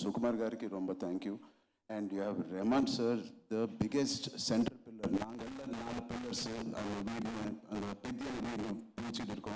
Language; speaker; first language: Tamil; non-native, local second language; Telugu